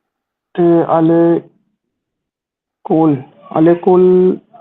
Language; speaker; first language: French; non-native, learner; Hindi